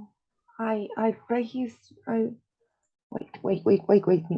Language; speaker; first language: English; non-native, learner; Spanish